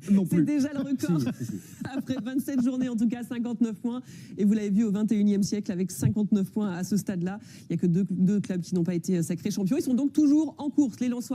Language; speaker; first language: French; native; French